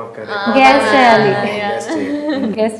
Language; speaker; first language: Telugu; non-native, learner; Hindi